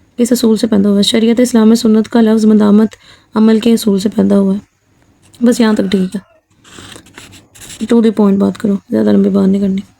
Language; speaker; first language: Urdu; non-native, local second language; Punjabi